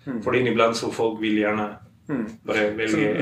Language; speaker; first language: Norwegian; non-native, fluent; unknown